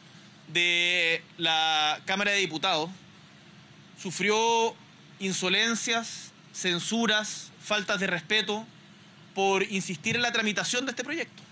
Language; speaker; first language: Spanish; native; Spanish